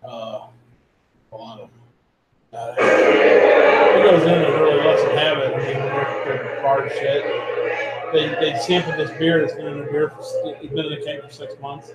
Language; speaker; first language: English; native; English